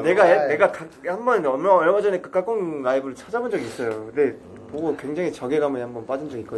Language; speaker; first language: Korean; native; Korean